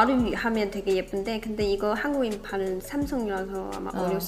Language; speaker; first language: Korean; non-native, fluent; Chinese